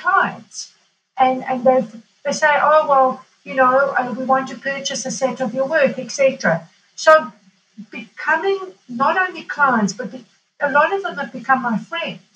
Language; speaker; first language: English; native; English